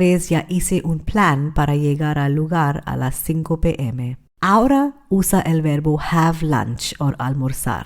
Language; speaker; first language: Spanish; non-native, fluent; English